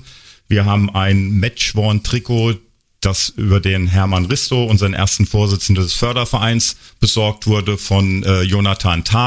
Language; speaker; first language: German; native; German